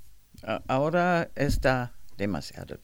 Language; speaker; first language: Spanish; non-native, learner; German